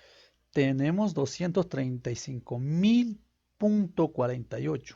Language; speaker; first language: Spanish; native; Spanish